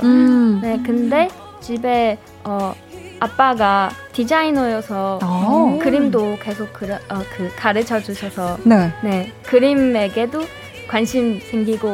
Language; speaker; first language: Korean; non-native, learner; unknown